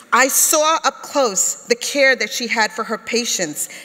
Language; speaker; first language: English; native; English